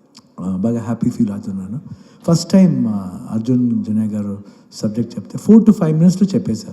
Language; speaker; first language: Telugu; non-native, learner; Kannada